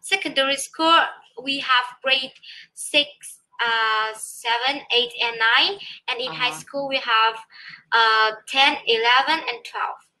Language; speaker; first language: English; non-native, learner; Vietnamese